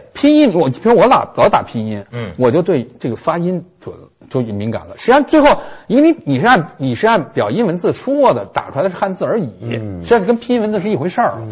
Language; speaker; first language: Chinese; native; Chinese